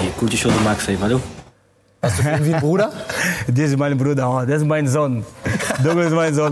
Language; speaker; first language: German; non-native, fluent; Portuguese